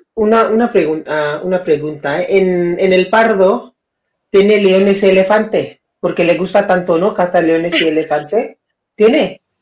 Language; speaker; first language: Spanish; non-native, fluent; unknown